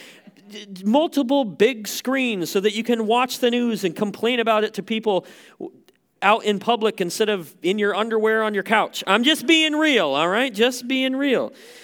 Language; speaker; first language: English; native; English